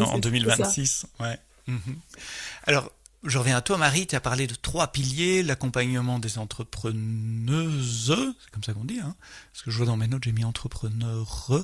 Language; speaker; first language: French; native; French